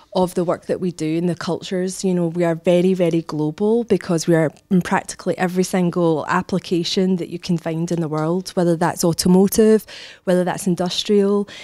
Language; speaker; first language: English; native; English